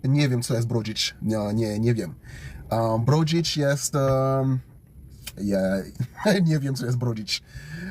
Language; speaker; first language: Polish; non-native, learner; English